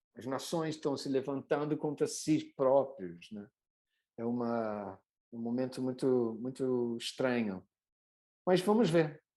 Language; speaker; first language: Portuguese; non-native, fluent; English